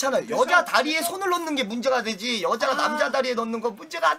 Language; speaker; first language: Korean; native; Korean